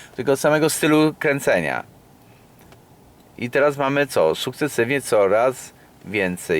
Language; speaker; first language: Polish; native; Polish